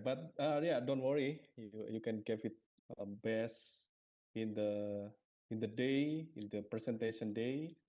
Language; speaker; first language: English; non-native, fluent; Indonesian